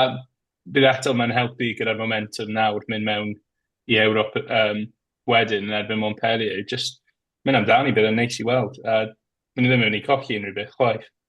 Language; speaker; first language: Welsh; native; Welsh